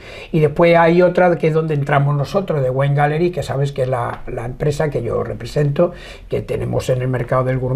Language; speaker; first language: Spanish; native; Spanish